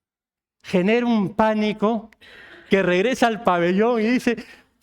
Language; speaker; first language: Spanish; native; Spanish